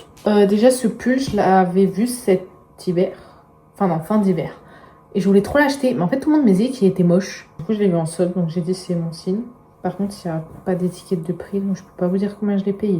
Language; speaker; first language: French; native; French